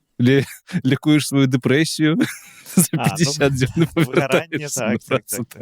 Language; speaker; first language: Belarusian; non-native, local second language; Russian